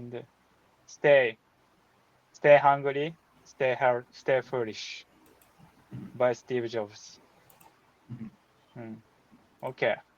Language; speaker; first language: English; non-native, learner; Japanese